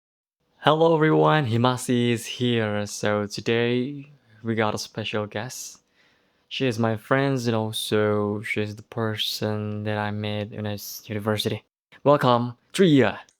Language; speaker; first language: English; non-native, fluent; Indonesian